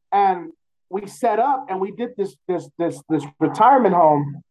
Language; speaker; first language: English; native; English